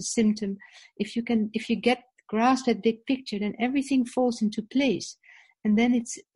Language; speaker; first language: English; non-native, fluent; Dutch